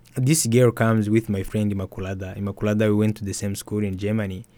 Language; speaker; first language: English; early bilingual, other home language; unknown